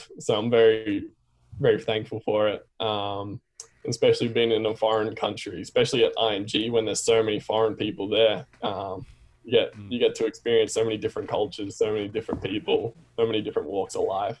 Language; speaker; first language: English; native; English